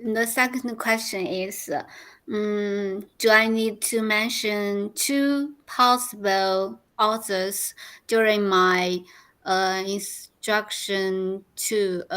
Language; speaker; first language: English; non-native, learner; Chinese